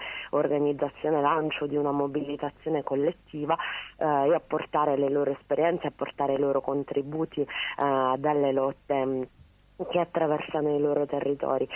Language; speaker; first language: Italian; native; Italian